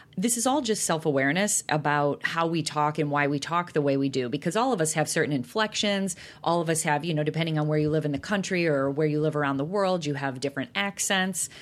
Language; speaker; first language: English; native; English